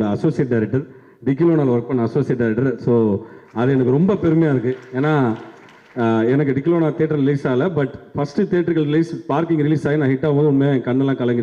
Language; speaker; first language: Tamil; native; Tamil